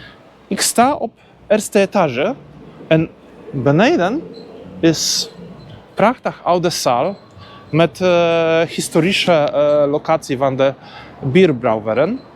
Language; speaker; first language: Dutch; non-native, learner; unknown